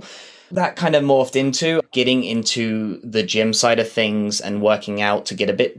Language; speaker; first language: English; native; English